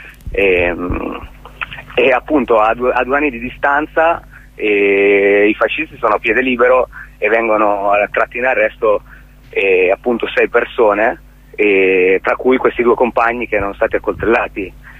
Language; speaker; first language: Italian; native; Italian